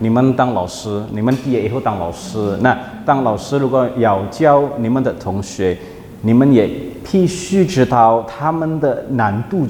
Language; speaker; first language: Chinese; non-native, fluent; Indonesian